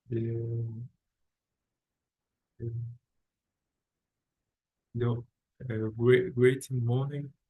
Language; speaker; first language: English; non-native, learner; Portuguese